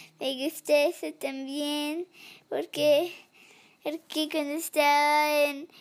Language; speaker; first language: Spanish; early bilingual, heritage; English